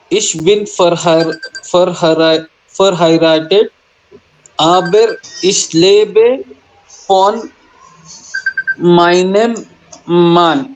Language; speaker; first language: German; non-native, learner; Hindi